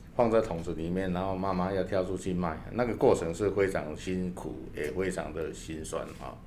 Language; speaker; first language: Chinese; native; Chinese